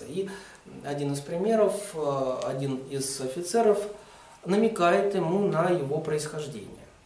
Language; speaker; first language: Russian; native; Russian